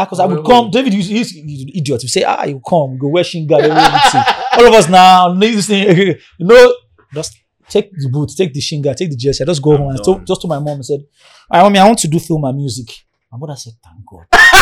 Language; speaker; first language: English; non-native, local second language; Yoruba